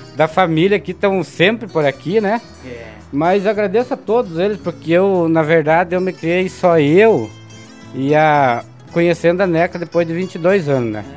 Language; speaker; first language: Portuguese; native; Portuguese